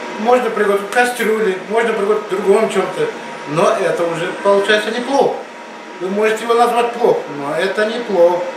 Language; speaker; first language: Russian; non-native, local second language; Uzbek